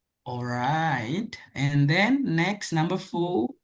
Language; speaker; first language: English; non-native, fluent; Indonesian